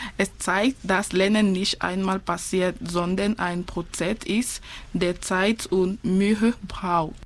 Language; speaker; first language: German; non-native, fluent; French